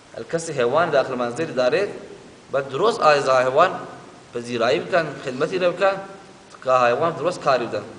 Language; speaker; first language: Persian; native; Persian